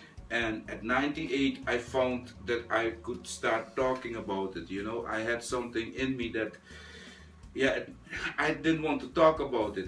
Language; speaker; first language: English; non-native, fluent; Dutch